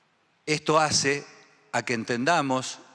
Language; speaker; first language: Spanish; native; Spanish